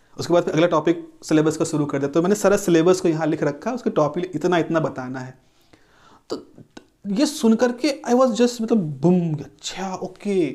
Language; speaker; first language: Hindi; native; Hindi